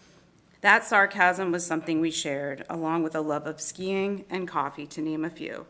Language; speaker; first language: English; native; English